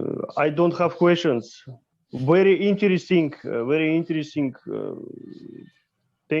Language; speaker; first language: English; non-native, learner; Russian